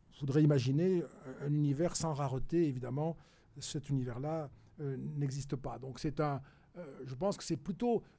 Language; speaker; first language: French; native; French